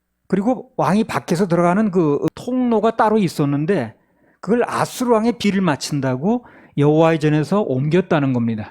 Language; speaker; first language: Korean; native; Korean